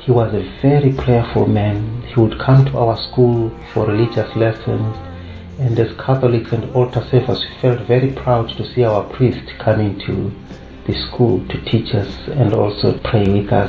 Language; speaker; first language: English; non-native, local second language; Shona